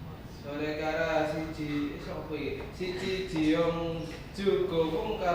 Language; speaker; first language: Japanese; non-native, learner; Indonesian